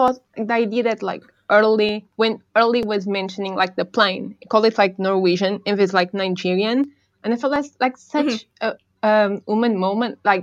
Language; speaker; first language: English; non-native, fluent; Portuguese